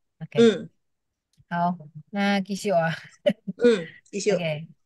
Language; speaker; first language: Chinese; early bilingual, heritage; Chinese